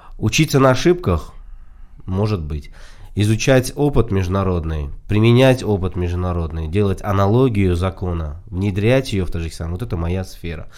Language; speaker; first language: Russian; non-native, local second language; Tajik